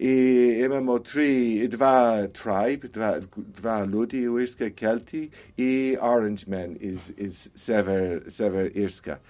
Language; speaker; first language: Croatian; non-native, learner; English